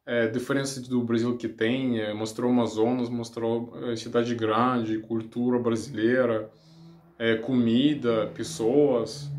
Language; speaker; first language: Portuguese; non-native, learner; Russian